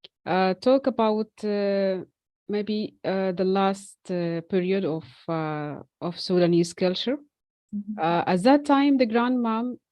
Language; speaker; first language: English; non-native, fluent; Arabic